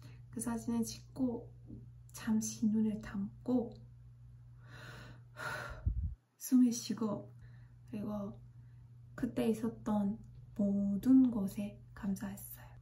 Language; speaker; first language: Korean; non-native, fluent; Persian